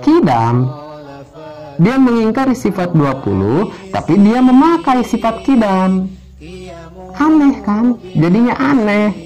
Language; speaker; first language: Indonesian; non-native, local second language; Sundanese